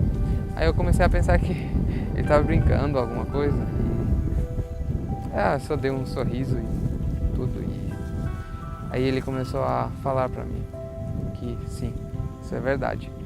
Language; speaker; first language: Portuguese; non-native, fluent; Albanian